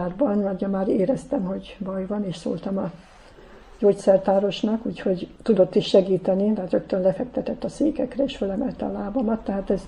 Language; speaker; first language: Hungarian; native; Hungarian